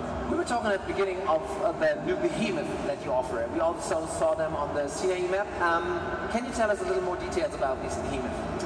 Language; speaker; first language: English; non-native, fluent; German